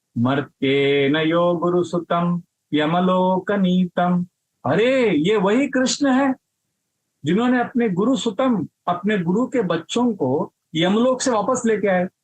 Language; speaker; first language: Hindi; non-native, local second language; Marathi